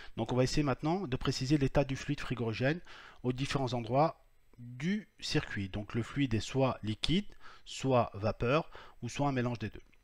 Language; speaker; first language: French; native; French